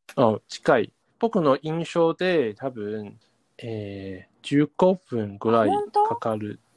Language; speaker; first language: Japanese; non-native, learner; Chinese